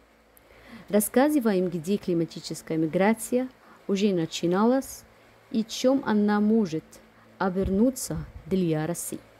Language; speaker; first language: Russian; non-native, fluent; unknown